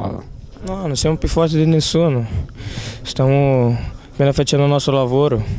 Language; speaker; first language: Italian; non-native, fluent; Portuguese